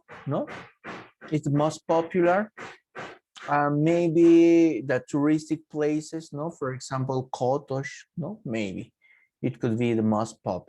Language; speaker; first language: English; non-native, fluent; Spanish